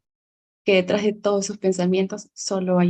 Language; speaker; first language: Spanish; native; Spanish